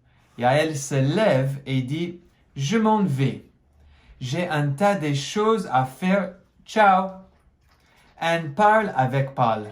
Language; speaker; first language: French; non-native, fluent; English